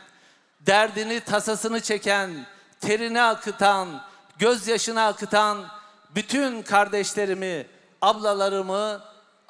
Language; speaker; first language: Turkish; native; Turkish